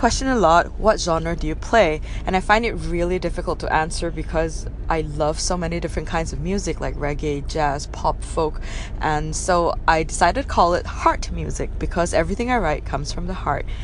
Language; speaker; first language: English; non-native, local second language; Min Nan Chinese